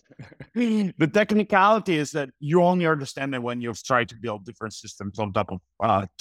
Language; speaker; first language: English; non-native, fluent; Italian